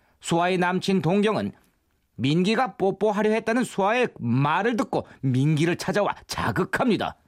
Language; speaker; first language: Korean; native; Korean